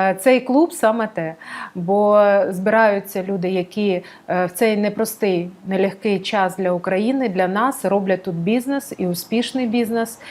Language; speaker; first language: Ukrainian; non-native, local second language; Russian